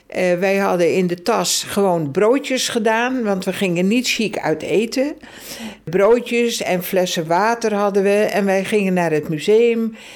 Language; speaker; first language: Dutch; native; Dutch